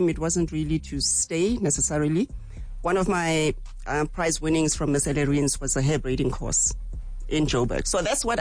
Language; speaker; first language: English; non-native, local second language; Tswana